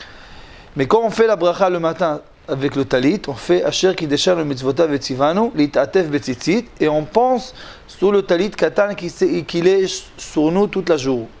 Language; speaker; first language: French; non-native, learner; Hebrew